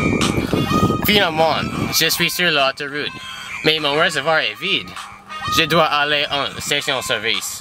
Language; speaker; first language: French; non-native, learner; English